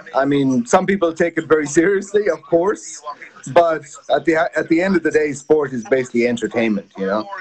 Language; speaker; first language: English; native; English